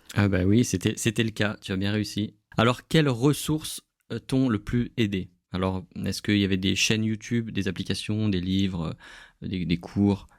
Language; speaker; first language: French; native; French